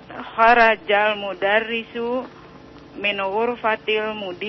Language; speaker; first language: Arabic; non-native, learner; Indonesian